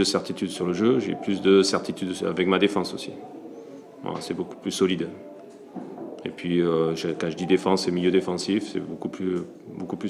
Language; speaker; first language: French; native; French